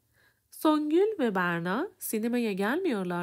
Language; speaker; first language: Turkish; non-native, fluent; Persian